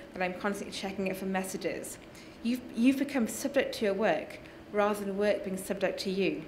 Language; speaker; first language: English; native; English